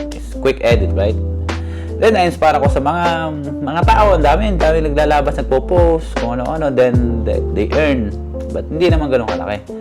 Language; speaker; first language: Filipino; native; Filipino